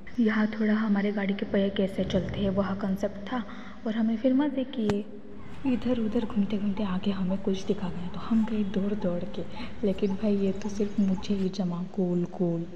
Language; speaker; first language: Hindi; non-native, local second language; Marathi